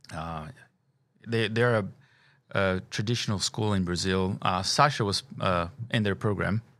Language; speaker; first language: English; non-native, fluent; Portuguese